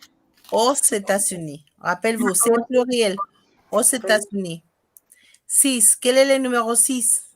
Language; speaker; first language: French; non-native, fluent; Spanish